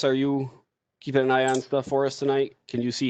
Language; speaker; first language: English; native; English